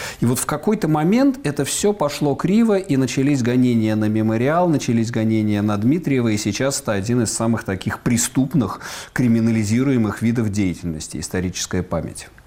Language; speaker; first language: Russian; native; Russian